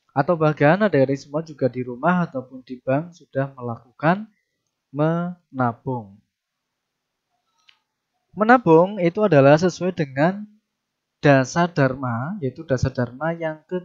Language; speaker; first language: Indonesian; native; Indonesian